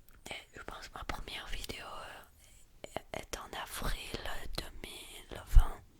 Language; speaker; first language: French; early bilingual, heritage; French